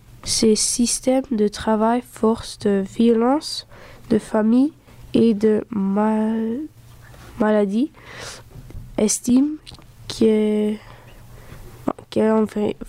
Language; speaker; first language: French; early bilingual, other home language; Dutch